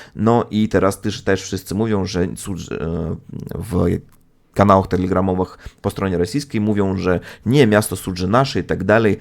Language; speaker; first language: Polish; non-native, fluent; Russian